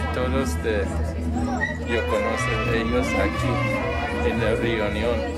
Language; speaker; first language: Spanish; non-native, learner; Amharic